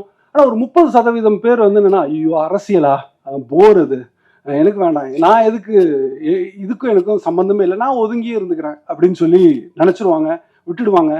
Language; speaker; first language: Tamil; native; Tamil